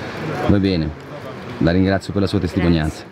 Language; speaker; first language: Italian; native; Italian